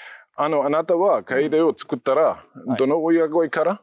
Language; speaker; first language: Japanese; non-native, learner; German